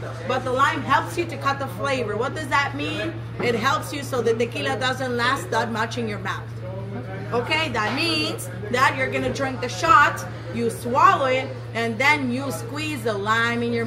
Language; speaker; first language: English; non-native, fluent; Spanish